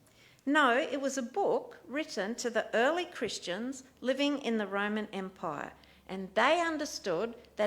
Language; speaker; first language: English; native; English